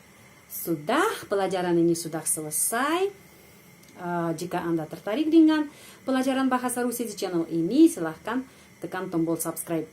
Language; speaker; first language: Indonesian; non-native, fluent; Russian